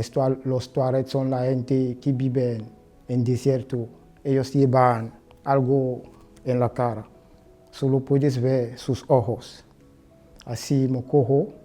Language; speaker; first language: Spanish; non-native, learner; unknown